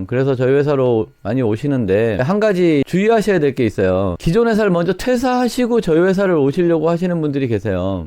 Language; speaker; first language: Korean; native; Korean